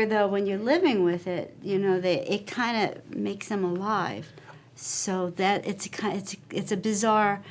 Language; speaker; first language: English; native; English